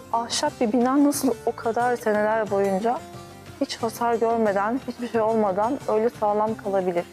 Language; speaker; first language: Turkish; early bilingual, heritage; Turkish